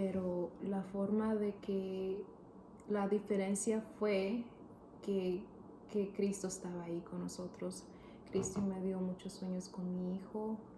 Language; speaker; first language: Spanish; early bilingual, heritage; Spanish